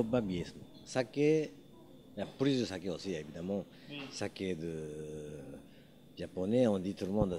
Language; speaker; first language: French; non-native, learner; Japanese